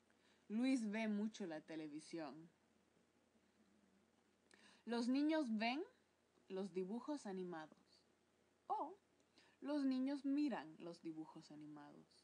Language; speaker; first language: Spanish; non-native, fluent; English